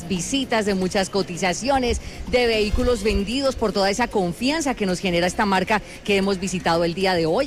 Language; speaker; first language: Spanish; native; Spanish